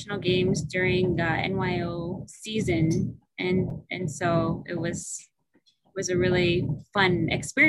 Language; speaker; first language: English; native; English